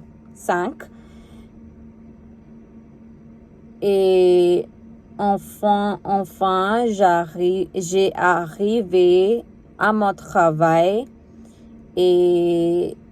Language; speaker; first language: French; non-native, learner; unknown